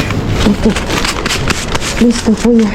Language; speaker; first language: Spanish; non-native, learner; Filipino